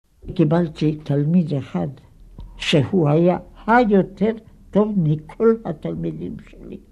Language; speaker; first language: Hebrew; non-native, fluent; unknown